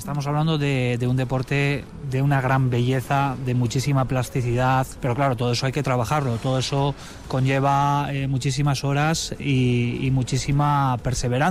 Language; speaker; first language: Spanish; native; Spanish